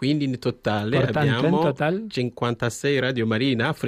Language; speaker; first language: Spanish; non-native, learner; Italian